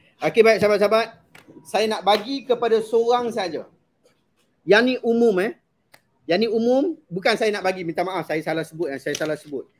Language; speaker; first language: Malay; native; Malay